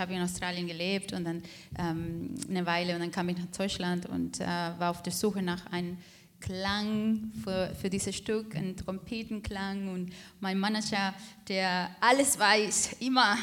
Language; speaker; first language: German; non-native, fluent; Spanish